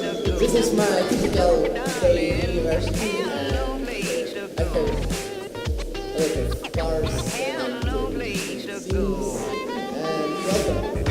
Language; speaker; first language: English; non-native, learner; Ukrainian